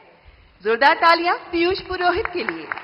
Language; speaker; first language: Hindi; native; Hindi